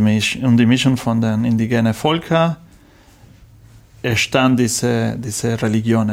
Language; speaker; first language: German; non-native, learner; Spanish